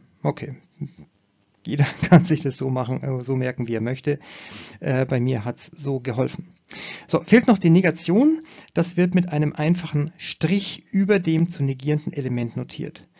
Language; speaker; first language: German; native; German